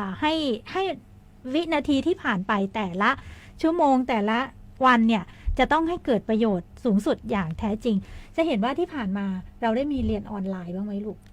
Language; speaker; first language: Thai; native; Thai